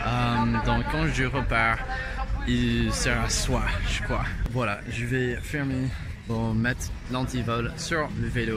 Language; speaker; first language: French; non-native, fluent; English